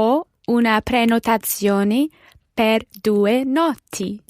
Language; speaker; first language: Italian; non-native, learner; English